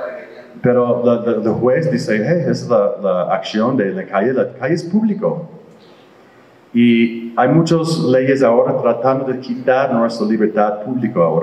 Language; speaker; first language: Spanish; non-native, fluent; English